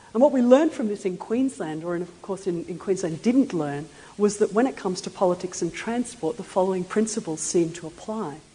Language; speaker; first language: English; native; English